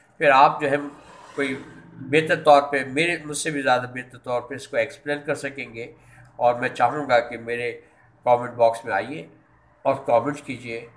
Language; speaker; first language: Urdu; native; Urdu